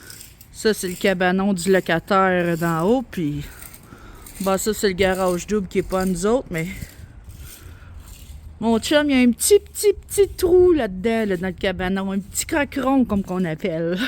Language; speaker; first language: French; native; French